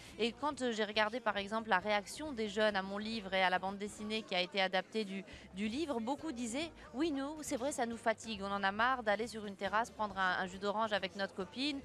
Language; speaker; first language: French; native; French